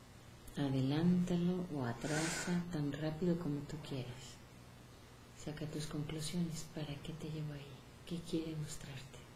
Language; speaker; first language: Spanish; native; Spanish